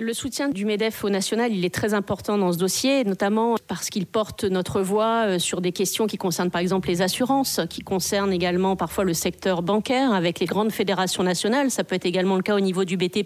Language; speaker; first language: French; native; French